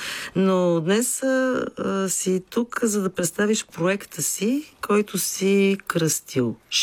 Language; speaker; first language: Bulgarian; native; Bulgarian